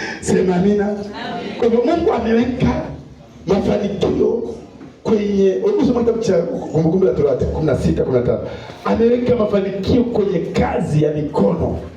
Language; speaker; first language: Swahili; non-native, local second language; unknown